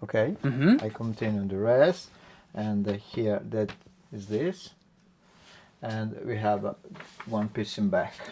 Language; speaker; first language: English; non-native, learner; Italian